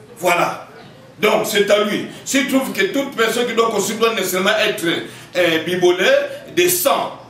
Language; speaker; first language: French; non-native, local second language; Kongo